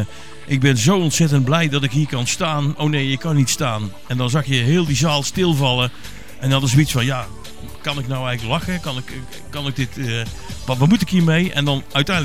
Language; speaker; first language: Dutch; native; Dutch